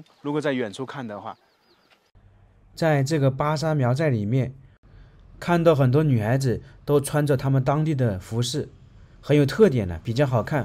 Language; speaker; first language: Chinese; native; Chinese